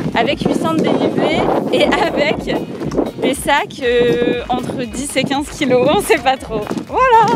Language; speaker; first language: French; native; French